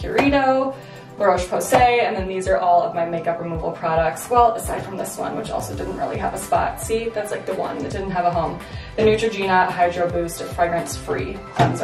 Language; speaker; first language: English; native; English